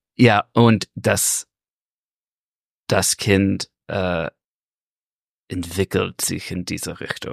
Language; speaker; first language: German; non-native, learner; English